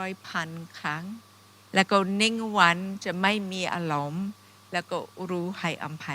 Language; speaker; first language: Thai; non-native, fluent; English